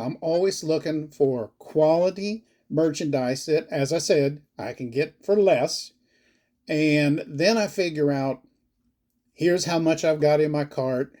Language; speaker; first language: English; native; English